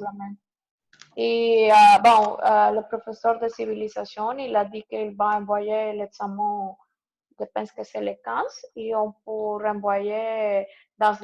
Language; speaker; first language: French; non-native, learner; Spanish